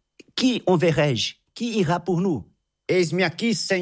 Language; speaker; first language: French; non-native, fluent; Portuguese